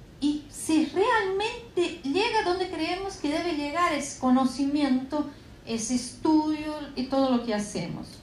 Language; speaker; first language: Spanish; non-native, fluent; Portuguese